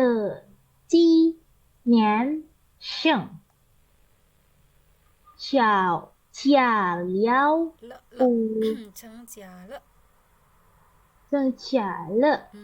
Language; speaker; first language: Chinese; non-native, learner; Indonesian